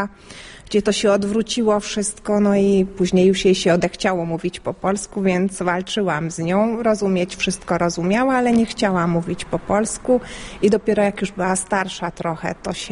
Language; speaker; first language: Polish; early bilingual, heritage; Polish